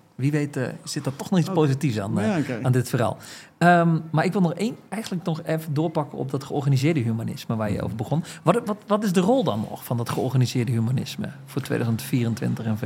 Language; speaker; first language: Dutch; native; Dutch